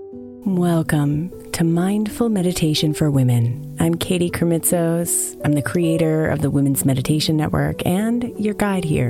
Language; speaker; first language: English; native; English